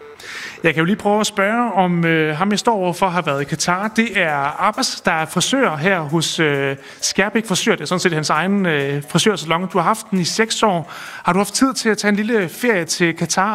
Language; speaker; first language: Danish; native; Danish